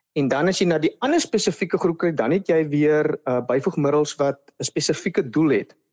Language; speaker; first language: Afrikaans; native; Afrikaans